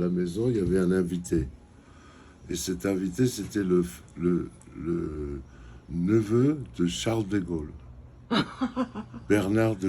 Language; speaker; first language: French; non-native, fluent; Georgian